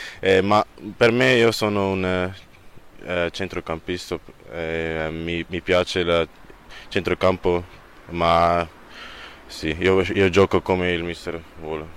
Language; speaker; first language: Italian; non-native, learner; German